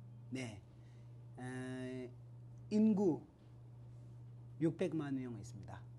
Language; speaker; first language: Korean; non-native, learner; Tibetan